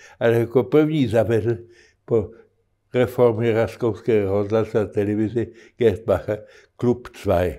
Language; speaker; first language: Czech; native; Czech